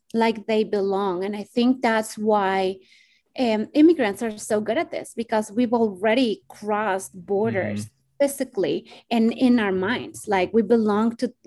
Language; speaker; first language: English; non-native, fluent; Spanish